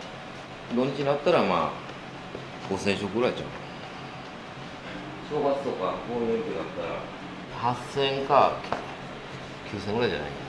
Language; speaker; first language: Japanese; native; Japanese